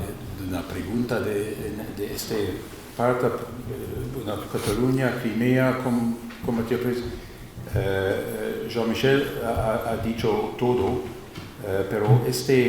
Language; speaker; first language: Spanish; non-native, fluent; German